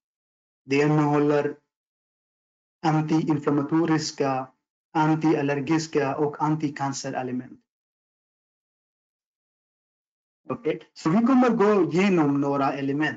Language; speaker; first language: Swedish; non-native, fluent; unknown